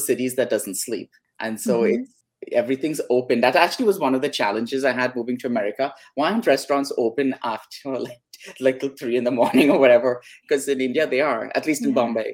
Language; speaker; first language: English; non-native, local second language; Hindi